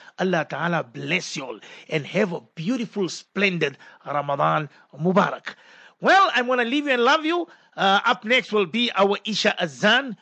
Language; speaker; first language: English; native; English